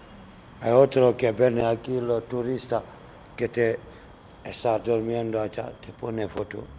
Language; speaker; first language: Spanish; non-native, learner; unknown